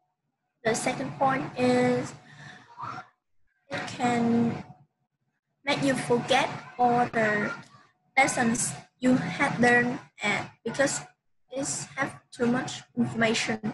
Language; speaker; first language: English; non-native, learner; Vietnamese